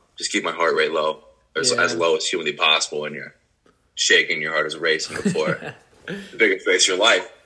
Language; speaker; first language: English; native; English